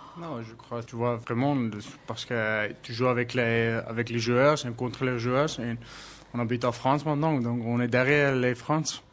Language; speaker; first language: French; non-native, learner; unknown